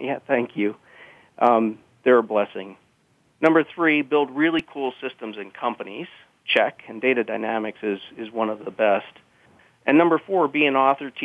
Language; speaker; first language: English; native; English